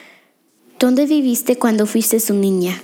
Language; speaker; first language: Spanish; non-native, learner; English